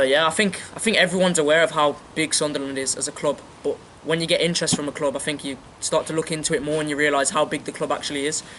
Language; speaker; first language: English; native; English